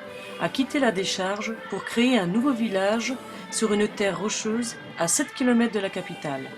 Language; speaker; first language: French; native; French